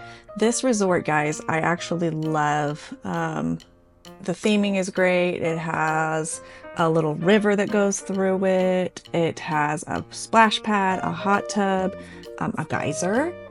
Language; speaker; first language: English; native; English